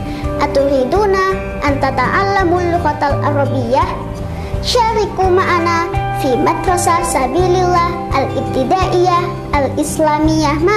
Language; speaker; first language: Arabic; non-native, learner; Indonesian